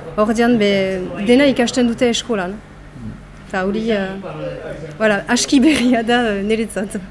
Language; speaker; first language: Basque; non-native, local second language; French